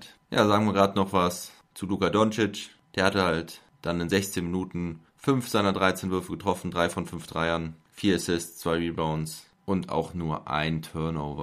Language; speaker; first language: German; native; German